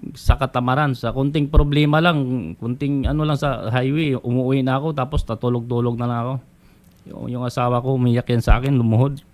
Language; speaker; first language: Filipino; non-native, local second language; Cebuano